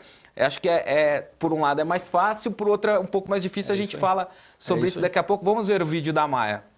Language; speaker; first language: Portuguese; native; Portuguese